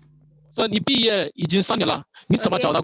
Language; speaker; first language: Chinese; non-native, learner; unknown